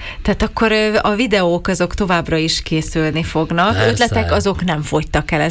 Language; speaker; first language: Hungarian; native; Hungarian